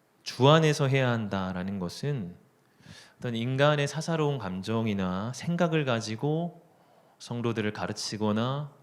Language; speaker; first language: Korean; native; Korean